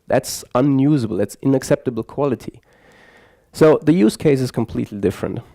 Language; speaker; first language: English; non-native, fluent; German